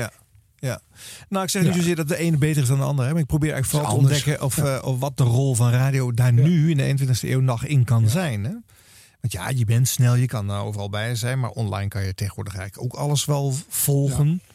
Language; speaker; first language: Dutch; native; Dutch